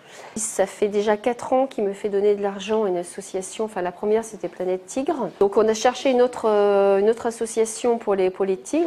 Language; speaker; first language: French; native; French